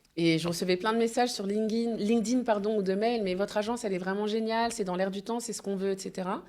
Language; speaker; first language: French; early bilingual, other home language; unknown